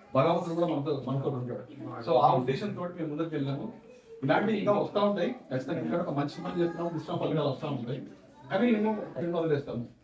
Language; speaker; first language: Telugu; native; Telugu